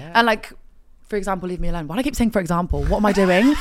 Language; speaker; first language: English; native; English